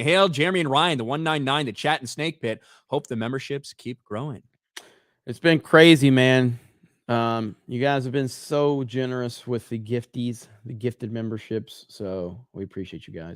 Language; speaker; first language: English; native; English